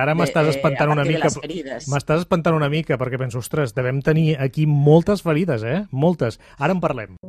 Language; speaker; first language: Catalan; native; Catalan